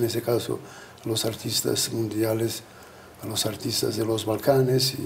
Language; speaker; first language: Spanish; non-native, fluent; Albanian